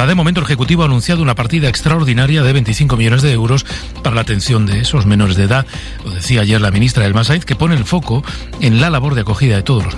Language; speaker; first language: Spanish; native; Spanish